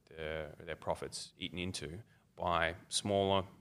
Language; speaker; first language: English; native; English